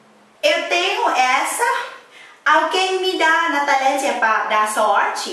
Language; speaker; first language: Portuguese; non-native, learner; Thai